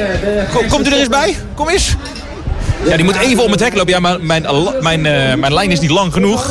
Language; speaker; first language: Dutch; native; Dutch